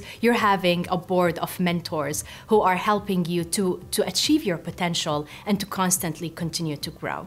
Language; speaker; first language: English; non-native, fluent; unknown